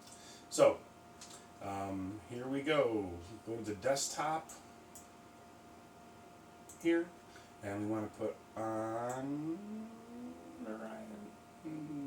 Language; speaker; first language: English; native; English